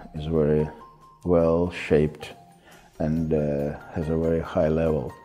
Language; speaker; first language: English; non-native, fluent; Russian